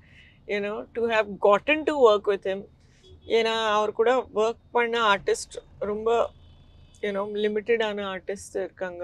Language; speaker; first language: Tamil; non-native, fluent; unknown